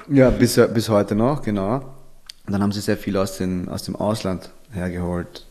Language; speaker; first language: German; early bilingual, other home language; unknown